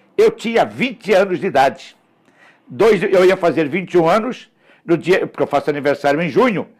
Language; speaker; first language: Portuguese; early bilingual, other home language; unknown